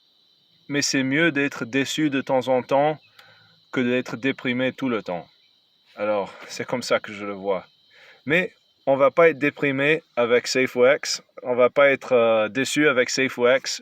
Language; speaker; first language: French; non-native, fluent; English